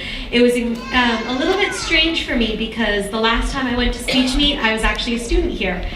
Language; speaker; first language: English; native; English